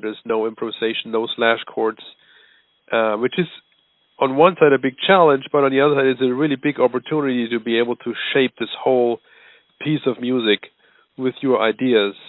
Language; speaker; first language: English; non-native, fluent; German